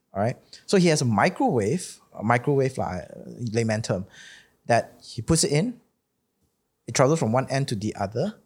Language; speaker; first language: English; non-native, local second language; Chinese